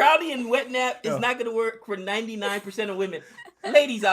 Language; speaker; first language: English; native; English